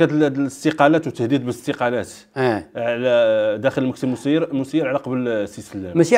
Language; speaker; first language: Arabic; native; Arabic